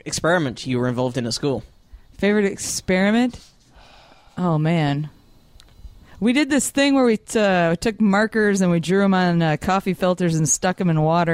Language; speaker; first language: English; native; English